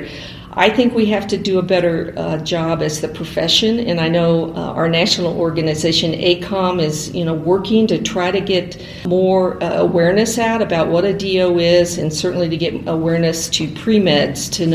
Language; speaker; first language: English; native; English